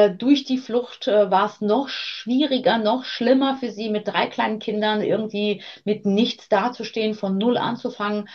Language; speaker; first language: German; early bilingual, other home language; Armenian